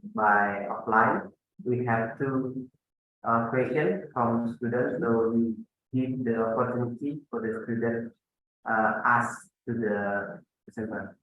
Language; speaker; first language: English; non-native, fluent; Indonesian